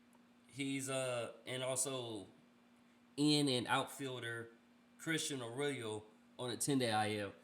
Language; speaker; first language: English; native; English